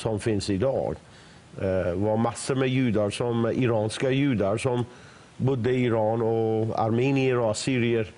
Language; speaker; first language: Swedish; non-native, fluent; Persian